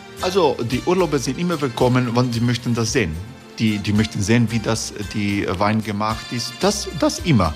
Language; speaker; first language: German; non-native, learner; Croatian